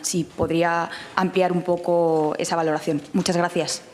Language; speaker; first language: Spanish; native; Spanish